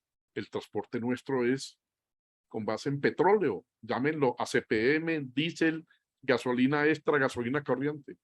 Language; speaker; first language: Spanish; native; Spanish